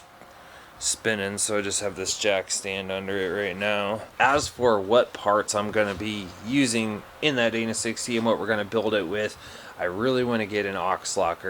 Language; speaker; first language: English; native; English